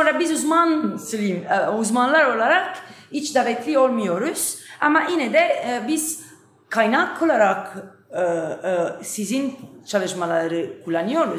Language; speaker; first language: Turkish; non-native, fluent; Italian